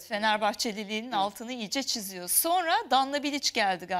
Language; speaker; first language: Turkish; native; Turkish